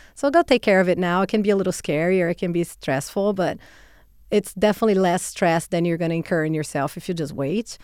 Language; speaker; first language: English; non-native, fluent; Portuguese